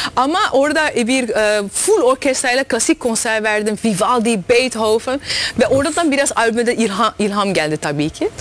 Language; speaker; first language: Turkish; early bilingual, heritage; Turkish